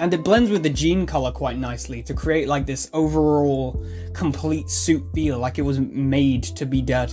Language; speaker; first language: English; native; English